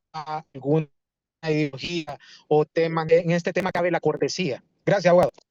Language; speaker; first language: Spanish; native; Spanish